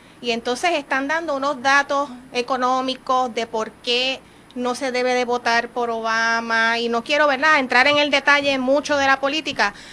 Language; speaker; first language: Spanish; native; Spanish